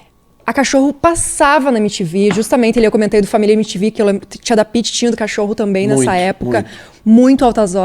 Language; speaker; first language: Portuguese; native; Portuguese